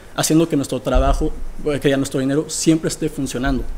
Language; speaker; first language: Spanish; early bilingual, heritage; Spanish